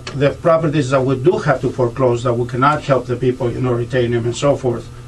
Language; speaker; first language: English; non-native, fluent; Greek